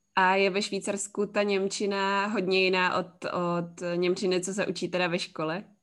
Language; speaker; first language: Czech; native; Czech